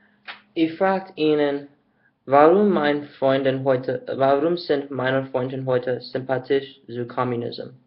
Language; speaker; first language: German; non-native, learner; English